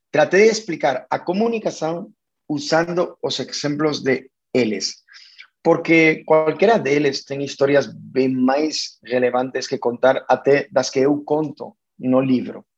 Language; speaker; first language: Portuguese; non-native, fluent; Spanish